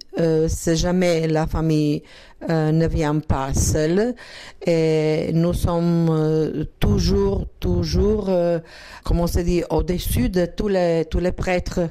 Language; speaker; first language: French; non-native, learner; Croatian